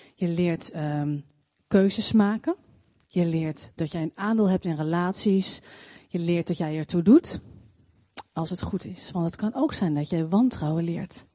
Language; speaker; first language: Dutch; native; Dutch